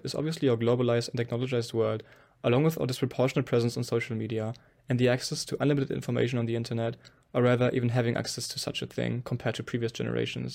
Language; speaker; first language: English; non-native, fluent; German